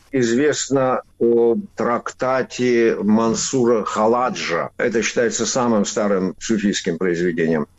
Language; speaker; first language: Russian; non-native, local second language; Avaric